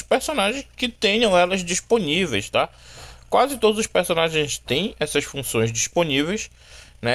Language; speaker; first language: Portuguese; native; Portuguese